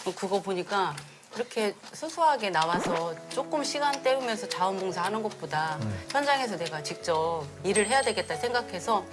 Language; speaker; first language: Korean; native; Korean